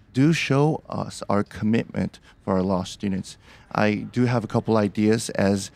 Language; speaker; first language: English; early bilingual, other home language; Korean